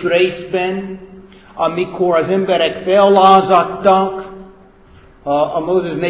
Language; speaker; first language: Hungarian; non-native, fluent; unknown